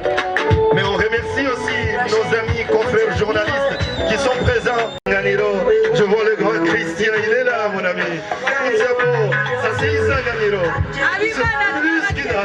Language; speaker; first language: French; non-native, local second language; Rundi